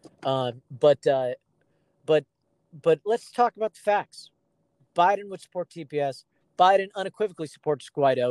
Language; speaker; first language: English; native; English